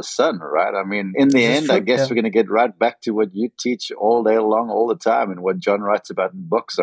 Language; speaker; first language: English; native; English